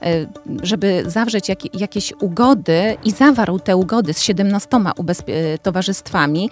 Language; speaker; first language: Polish; native; Polish